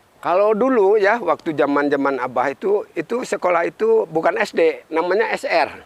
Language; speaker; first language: Indonesian; early bilingual, other home language; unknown